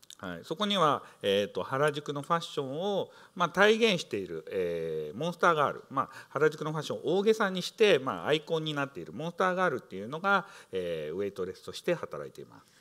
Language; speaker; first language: Japanese; native; Japanese